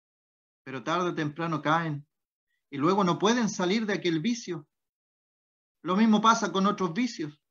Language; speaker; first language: Spanish; native; Spanish